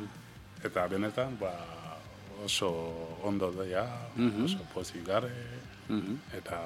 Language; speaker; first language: Basque; non-native, learner; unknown